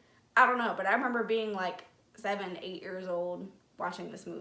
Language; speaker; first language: English; native; English